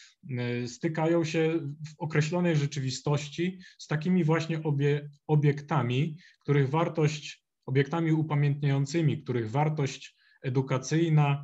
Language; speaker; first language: Polish; native; Polish